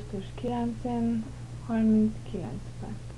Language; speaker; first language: Hungarian; early bilingual, heritage; English